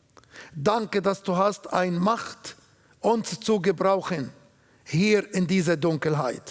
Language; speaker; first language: German; non-native, learner; Arabic